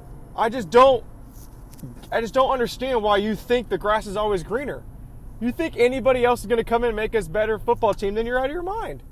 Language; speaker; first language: English; native; English